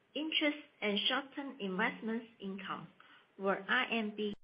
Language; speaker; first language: English; non-native, fluent; Chinese